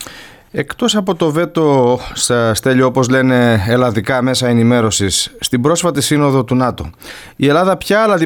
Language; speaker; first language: Greek; native; Greek